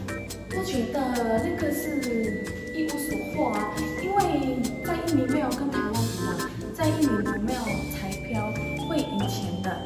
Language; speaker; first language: Chinese; non-native, fluent; Indonesian